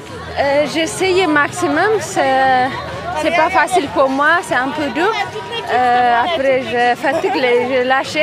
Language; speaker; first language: French; non-native, learner; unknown